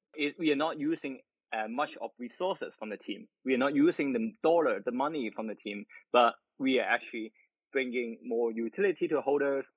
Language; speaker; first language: English; non-native, local second language; Cantonese